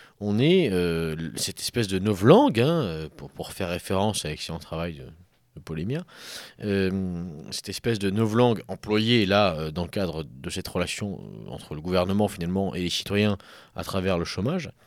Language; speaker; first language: French; native; French